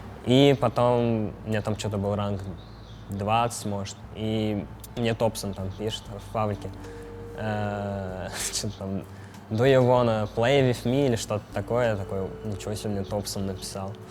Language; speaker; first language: Russian; native; Russian